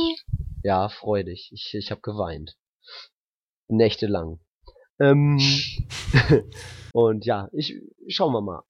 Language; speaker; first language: German; native; German